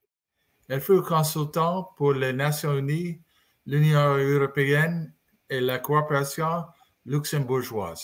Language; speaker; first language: French; non-native, learner; English